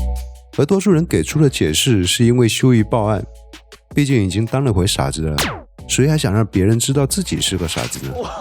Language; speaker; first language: Chinese; native; Chinese